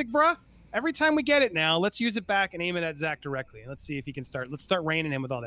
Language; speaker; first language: English; native; English